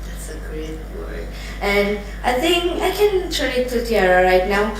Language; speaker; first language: English; non-native, learner; Indonesian